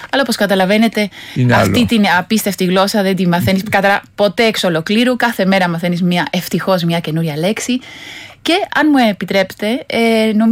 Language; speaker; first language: Greek; non-native, fluent; Spanish